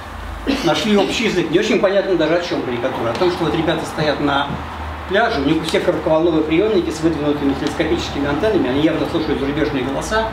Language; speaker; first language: Russian; native; Russian